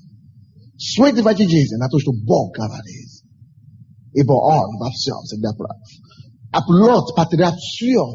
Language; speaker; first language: Russian; non-native, fluent; Yoruba